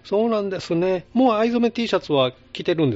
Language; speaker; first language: Japanese; native; Japanese